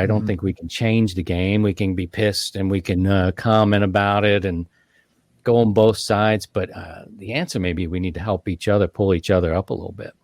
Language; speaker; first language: English; native; English